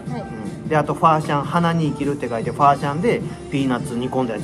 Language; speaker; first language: Japanese; native; Japanese